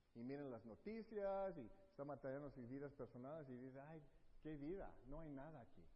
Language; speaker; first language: Spanish; early bilingual, heritage; Spanish